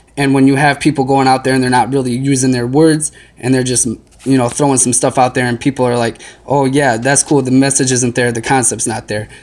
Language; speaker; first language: English; native; English